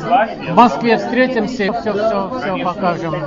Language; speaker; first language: Russian; native; Russian